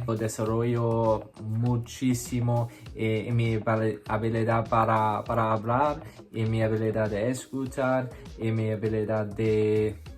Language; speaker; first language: Spanish; non-native, learner; English